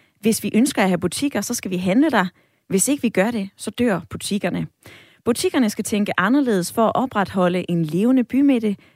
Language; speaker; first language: Danish; native; Danish